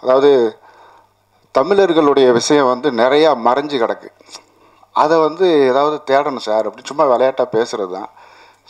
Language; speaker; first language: Tamil; native; Tamil